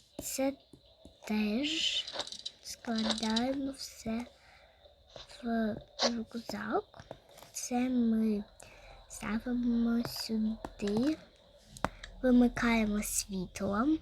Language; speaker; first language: Ukrainian; non-native, local second language; Russian